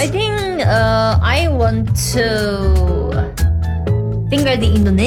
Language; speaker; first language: English; non-native, learner; Korean